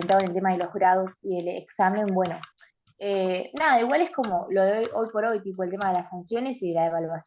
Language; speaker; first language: Spanish; native; Spanish